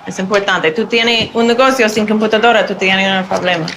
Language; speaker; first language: Spanish; non-native, learner; English